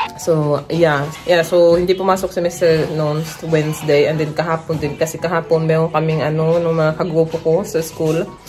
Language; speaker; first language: Filipino; non-native, local second language; Cebuano